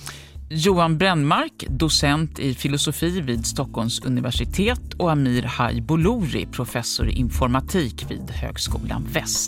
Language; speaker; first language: Swedish; native; Swedish